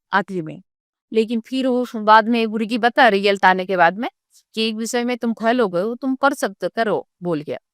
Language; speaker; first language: Hindi; non-native, local second language; Gondi